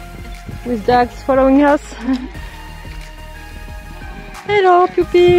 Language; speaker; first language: English; non-native, learner; French